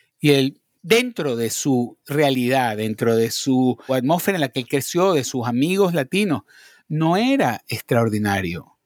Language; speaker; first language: Spanish; native; Spanish